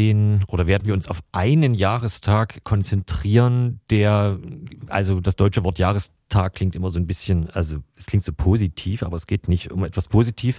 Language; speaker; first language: German; native; German